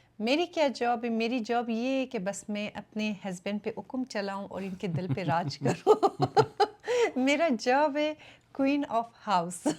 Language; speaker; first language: Urdu; non-native, fluent; Persian